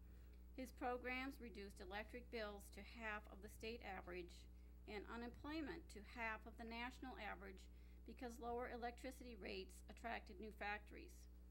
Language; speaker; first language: English; native; English